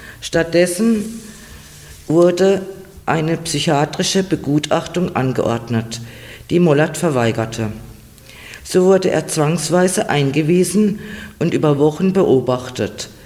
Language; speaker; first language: German; native; German